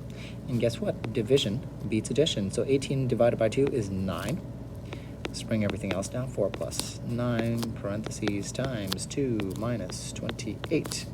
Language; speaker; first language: English; native; English